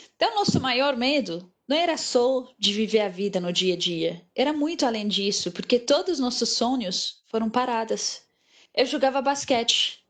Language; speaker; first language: Portuguese; non-native, fluent; Arabic